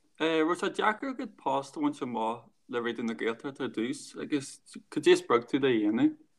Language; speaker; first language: Irish; native; Irish